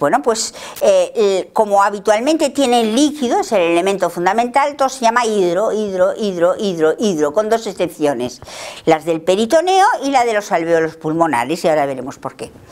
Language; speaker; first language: Spanish; native; Spanish